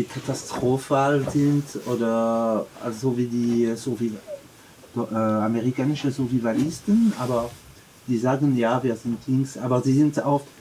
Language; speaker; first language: German; non-native, learner; French